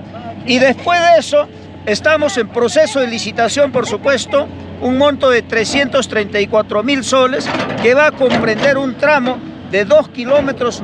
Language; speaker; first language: Spanish; native; Spanish